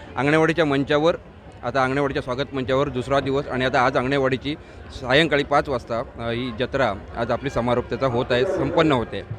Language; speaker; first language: Marathi; native; Marathi